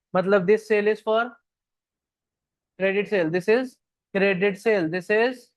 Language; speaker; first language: Hindi; non-native, local second language; Punjabi